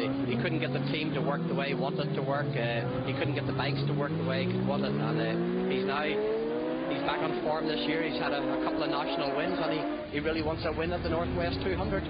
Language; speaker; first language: English; native; English